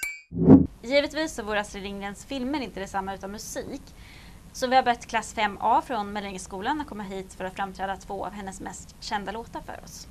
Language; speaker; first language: Swedish; native; Swedish